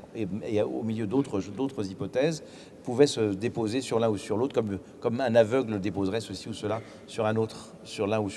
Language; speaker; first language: French; native; French